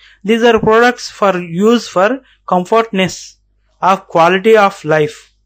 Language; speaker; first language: English; non-native, local second language; Telugu